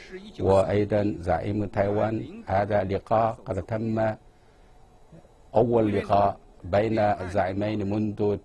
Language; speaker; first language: Arabic; non-native, fluent; Chinese